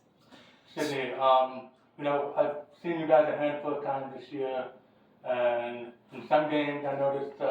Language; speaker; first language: English; native; English